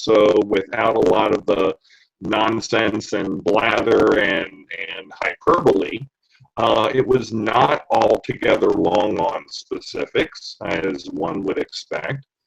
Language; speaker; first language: English; native; English